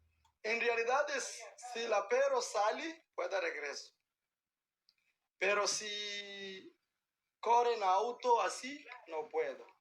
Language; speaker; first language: Spanish; non-native, learner; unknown